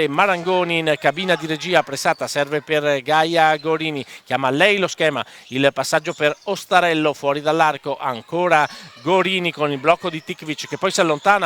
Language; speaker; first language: Italian; native; Italian